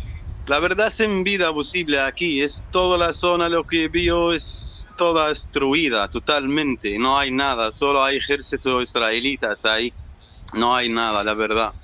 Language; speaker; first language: Spanish; non-native, learner; Arabic